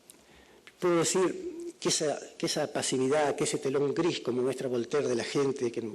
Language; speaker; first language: Spanish; native; Spanish